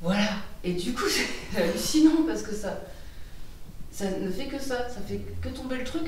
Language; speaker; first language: French; native; French